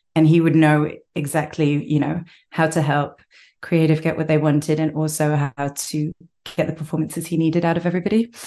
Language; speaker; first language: English; native; English